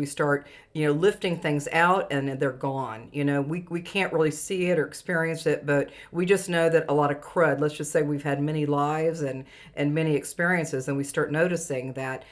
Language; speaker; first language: English; native; English